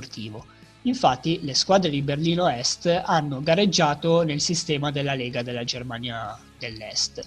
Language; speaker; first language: Italian; native; Italian